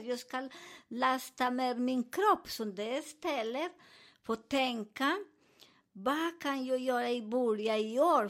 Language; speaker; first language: Swedish; non-native, learner; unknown